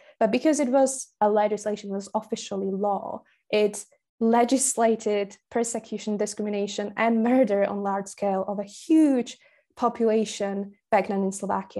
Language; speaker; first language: English; non-native, fluent; Slovak